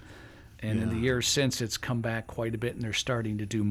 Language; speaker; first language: English; native; English